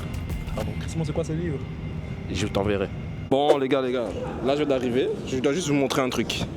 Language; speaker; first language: French; native; French